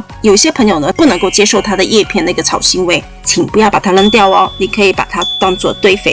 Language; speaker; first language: Chinese; native; Chinese